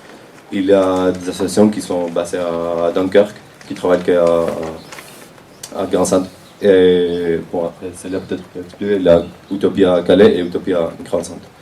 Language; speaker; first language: French; non-native, fluent; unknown